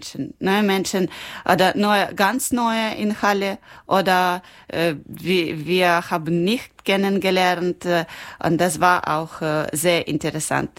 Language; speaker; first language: German; non-native, learner; Ukrainian